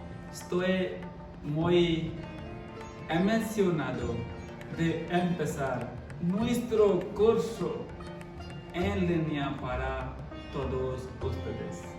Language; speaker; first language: Spanish; non-native, learner; Hindi